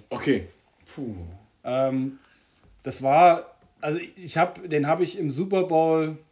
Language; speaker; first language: German; native; German